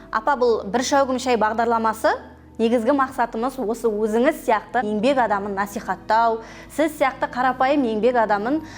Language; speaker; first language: Kazakh; native; Kazakh